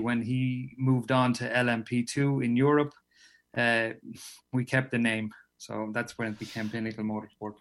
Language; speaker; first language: English; native; English